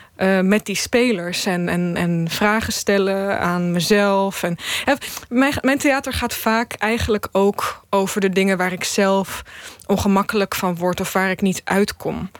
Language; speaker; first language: Dutch; early bilingual, other home language; Bosnian